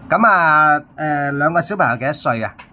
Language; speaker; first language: Cantonese; native; Cantonese